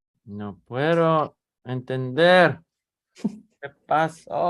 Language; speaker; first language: Spanish; non-native, learner; English